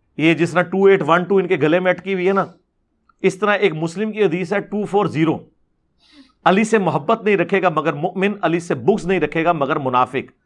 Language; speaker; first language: Urdu; non-native, local second language; Punjabi